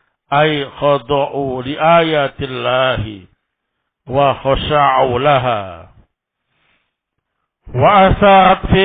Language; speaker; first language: Arabic; non-native, fluent; Indonesian